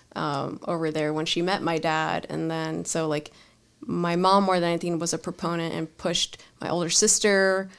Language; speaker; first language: English; early bilingual, other home language; Spanish